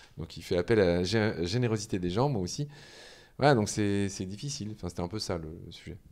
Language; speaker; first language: French; native; French